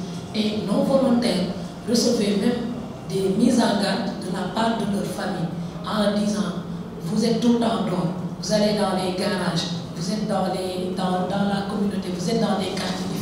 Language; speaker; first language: French; non-native, local second language; Wolof